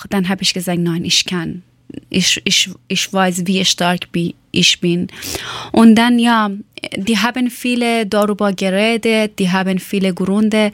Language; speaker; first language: German; non-native, learner; Persian